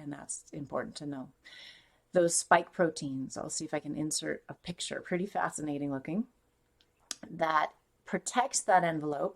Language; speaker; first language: English; native; English